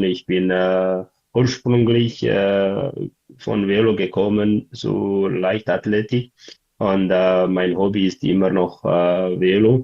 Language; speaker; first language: German; non-native, learner; Tigrinya